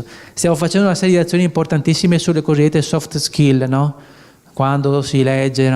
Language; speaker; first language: Italian; native; Italian